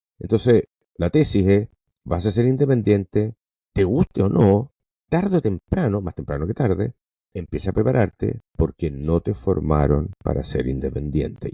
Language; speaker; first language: Spanish; non-native, local second language; English